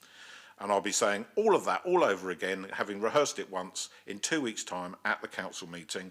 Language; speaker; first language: English; native; English